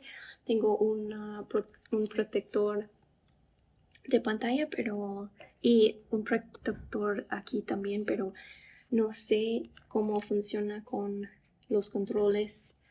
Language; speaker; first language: Spanish; non-native, fluent; English